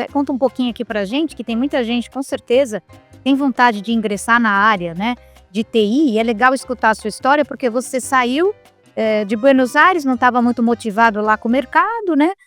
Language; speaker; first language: Portuguese; native; Portuguese